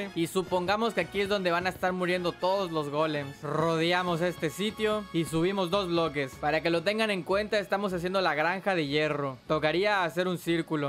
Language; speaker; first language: Spanish; native; Spanish